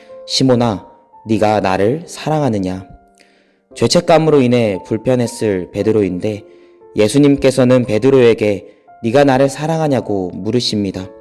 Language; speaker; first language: Korean; native; Korean